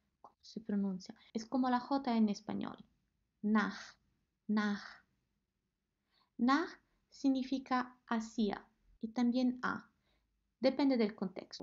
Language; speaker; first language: Spanish; non-native, fluent; Italian